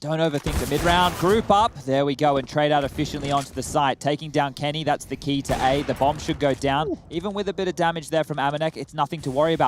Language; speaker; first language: English; native; English